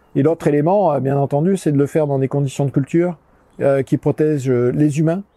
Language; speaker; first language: French; native; French